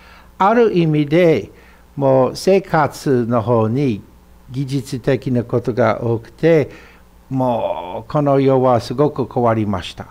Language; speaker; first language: Japanese; non-native, fluent; English